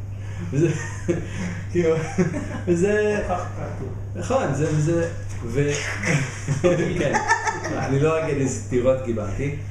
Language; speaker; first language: Hebrew; non-native, fluent; English